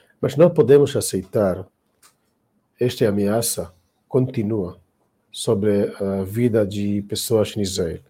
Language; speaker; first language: Portuguese; non-native, learner; Hebrew